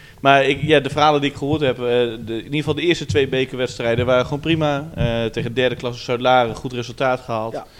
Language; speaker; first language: Dutch; native; Dutch